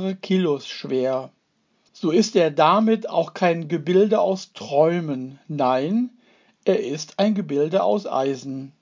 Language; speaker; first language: German; native; German